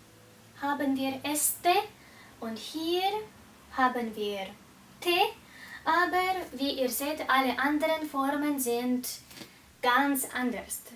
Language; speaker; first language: German; non-native, fluent; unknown